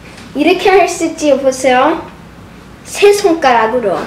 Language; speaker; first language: Korean; early bilingual, heritage; Korean